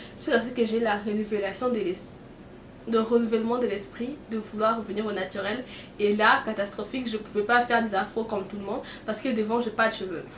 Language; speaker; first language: French; non-native, local second language; Lingala